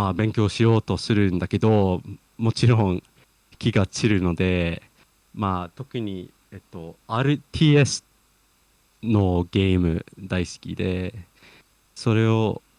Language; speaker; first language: Japanese; non-native, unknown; English